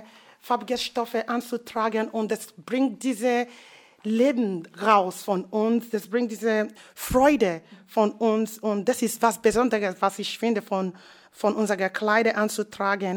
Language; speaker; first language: German; non-native, learner; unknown